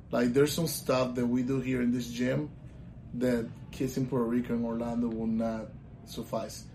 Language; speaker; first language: English; non-native, local second language; Spanish